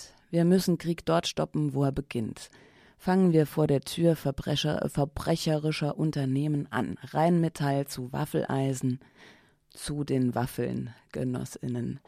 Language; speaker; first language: German; native; German